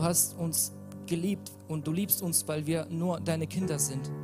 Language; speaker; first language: German; non-native, learner; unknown